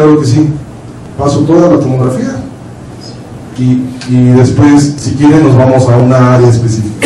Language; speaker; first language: Spanish; native; Spanish